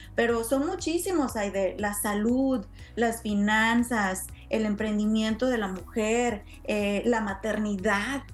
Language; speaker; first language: Spanish; native; Spanish